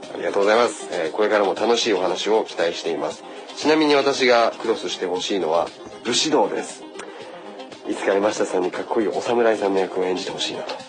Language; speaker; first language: Japanese; native; Japanese